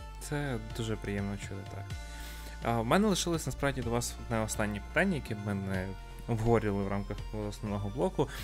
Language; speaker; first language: Ukrainian; native; Ukrainian